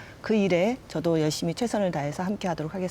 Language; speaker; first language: Korean; native; Korean